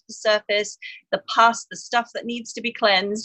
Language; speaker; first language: English; native; English